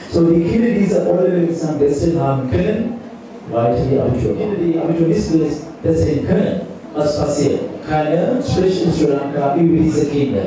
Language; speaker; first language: German; non-native, fluent; Sinhala